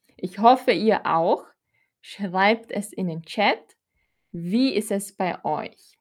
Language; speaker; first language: German; non-native, fluent; Filipino